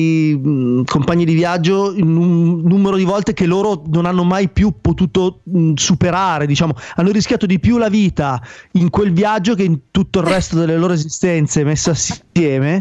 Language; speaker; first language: Italian; native; Italian